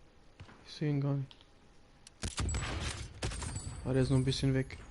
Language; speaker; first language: German; native; German